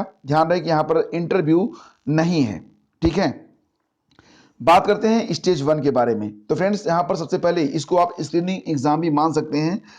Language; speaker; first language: Hindi; native; Hindi